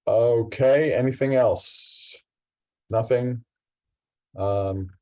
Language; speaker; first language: English; native; English